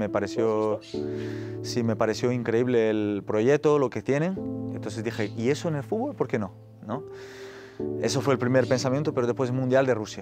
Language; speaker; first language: Spanish; non-native, fluent; Portuguese